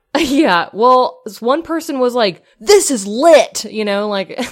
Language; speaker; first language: English; native; English